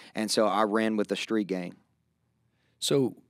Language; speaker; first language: English; native; English